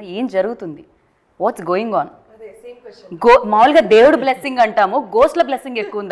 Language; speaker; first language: Telugu; native; Telugu